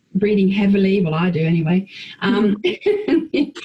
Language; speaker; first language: English; native; English